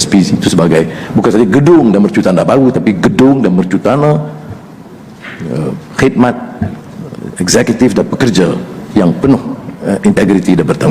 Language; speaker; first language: Malay; native; Malay